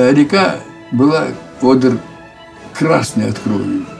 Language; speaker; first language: Russian; native; Russian